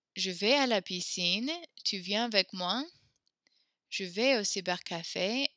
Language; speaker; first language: French; non-native, fluent; English